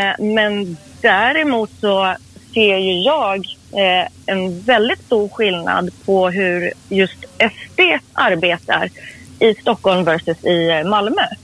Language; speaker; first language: Swedish; early bilingual, other home language; Persian